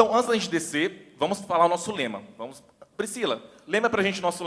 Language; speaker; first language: Portuguese; native; Portuguese